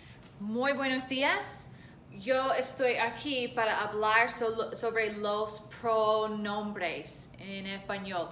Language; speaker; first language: Spanish; non-native, fluent; English